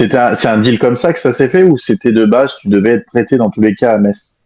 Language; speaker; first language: French; native; French